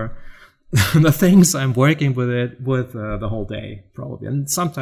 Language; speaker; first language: English; non-native, fluent; German